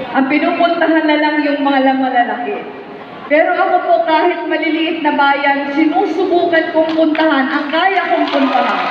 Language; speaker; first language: Filipino; non-native, local second language; Bikol